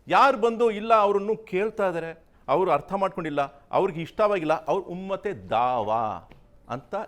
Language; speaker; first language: Kannada; non-native, local second language; Tamil